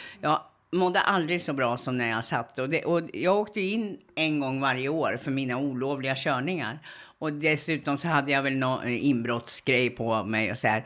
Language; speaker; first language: Swedish; native; Swedish